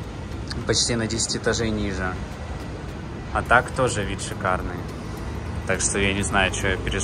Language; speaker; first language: Russian; native; Russian